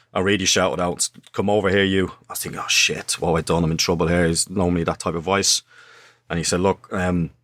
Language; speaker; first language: English; native; English